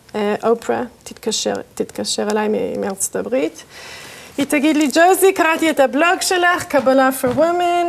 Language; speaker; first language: Hebrew; early bilingual, other home language; English